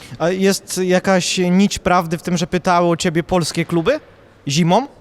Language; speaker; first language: Polish; native; Polish